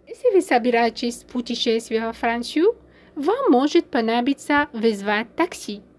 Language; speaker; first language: Russian; non-native, fluent; French